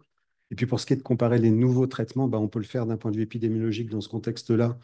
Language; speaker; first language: French; native; French